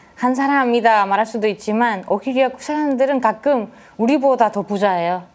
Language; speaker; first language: Korean; non-native, fluent; Spanish